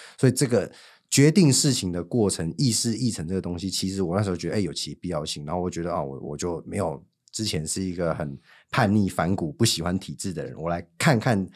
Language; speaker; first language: Chinese; native; Chinese